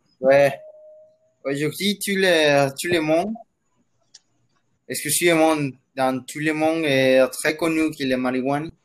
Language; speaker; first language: French; non-native, learner; Spanish